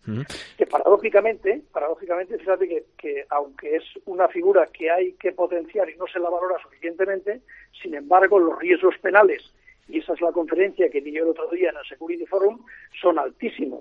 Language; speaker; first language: Spanish; native; Spanish